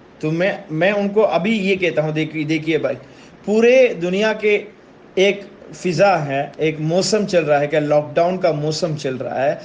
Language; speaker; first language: Urdu; non-native, fluent; Tamil